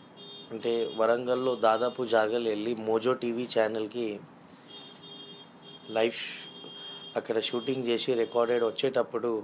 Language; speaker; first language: Telugu; non-native, local second language; Urdu